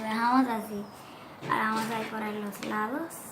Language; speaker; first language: Spanish; early bilingual, heritage; Spanish